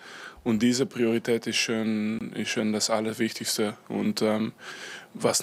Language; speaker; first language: German; non-native, fluent; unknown